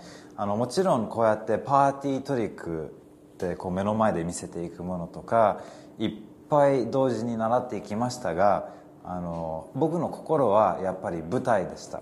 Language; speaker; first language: Japanese; early bilingual, heritage; English